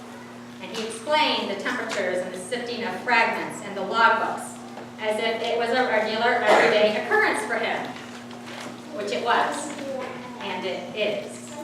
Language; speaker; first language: English; native; English